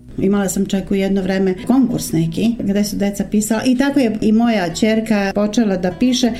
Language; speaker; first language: Serbian; non-native, local second language; Romanian